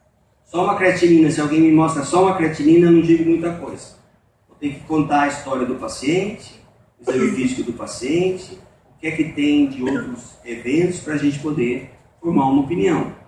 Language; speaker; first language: Portuguese; native; Portuguese